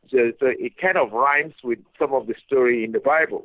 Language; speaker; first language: English; non-native, local second language; Igbo